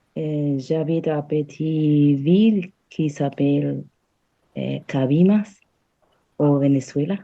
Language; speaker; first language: French; non-native, learner; Spanish